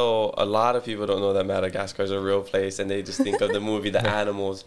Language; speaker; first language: English; early bilingual, other home language; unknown